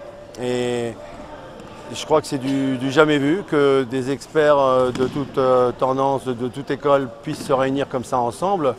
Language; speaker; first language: French; native; French